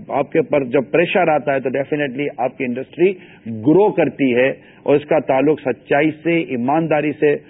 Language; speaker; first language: Urdu; native; Urdu